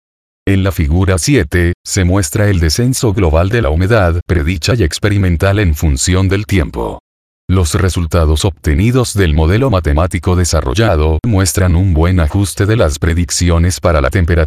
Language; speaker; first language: Spanish; native; Spanish